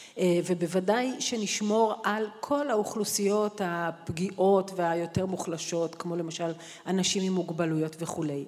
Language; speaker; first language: Hebrew; native; Hebrew